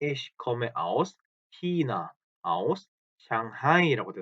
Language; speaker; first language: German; non-native, fluent; Korean